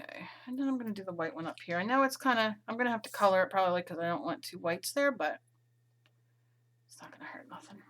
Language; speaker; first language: English; native; English